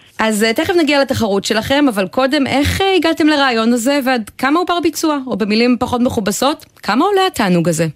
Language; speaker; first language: Hebrew; native; Hebrew